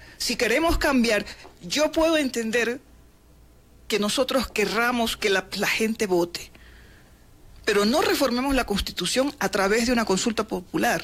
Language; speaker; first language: Spanish; native; Spanish